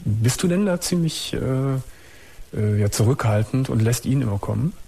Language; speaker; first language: German; native; German